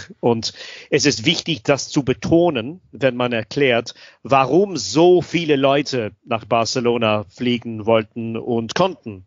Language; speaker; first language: German; non-native, fluent; English